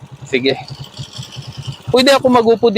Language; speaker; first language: Filipino; non-native, learner; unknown